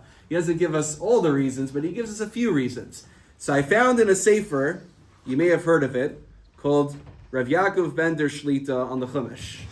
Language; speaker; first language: English; native; English